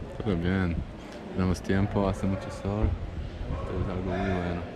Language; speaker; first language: Spanish; non-native, learner; Polish